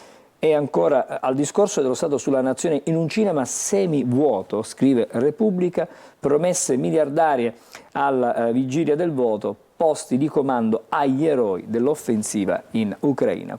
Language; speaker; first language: Italian; native; Italian